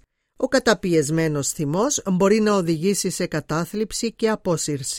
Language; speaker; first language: Greek; native; Greek